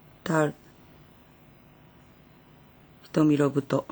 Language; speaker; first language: Korean; non-native, fluent; Japanese